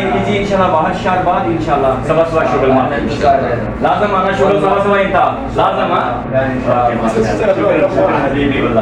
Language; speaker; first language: Arabic; non-native, learner; Urdu